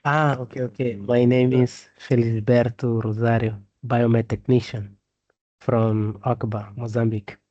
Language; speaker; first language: English; non-native, learner; Portuguese